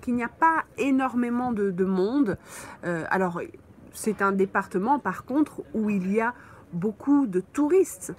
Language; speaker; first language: French; native; French